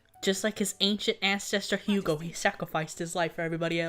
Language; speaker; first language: English; native; English